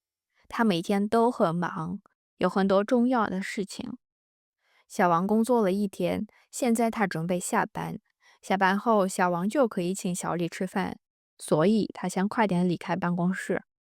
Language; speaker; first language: Chinese; non-native, fluent; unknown